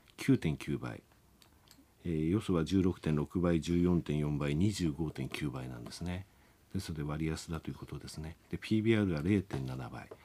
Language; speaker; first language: Japanese; native; Japanese